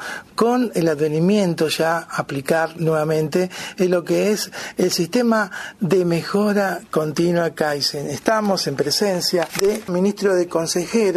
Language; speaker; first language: Spanish; native; Spanish